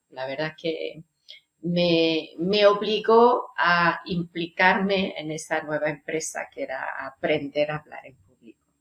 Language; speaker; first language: Spanish; non-native, fluent; French